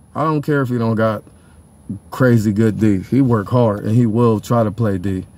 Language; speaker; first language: English; native; English